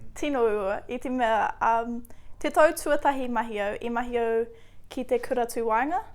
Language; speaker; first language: Māori; native; Māori